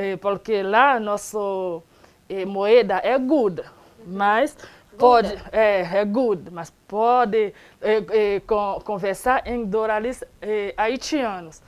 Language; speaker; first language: Portuguese; non-native, learner; Haitian Creole